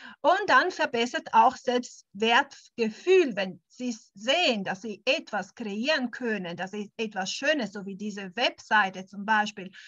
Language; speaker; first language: German; non-native, fluent; Italian